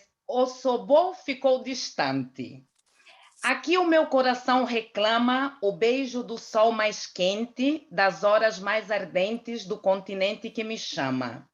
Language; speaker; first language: Portuguese; native; Portuguese